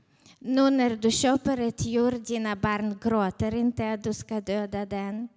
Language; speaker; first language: Swedish; non-native, fluent; Ukrainian